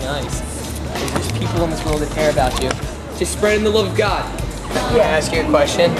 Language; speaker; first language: English; native; English